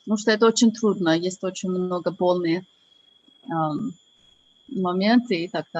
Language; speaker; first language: Russian; non-native, fluent; English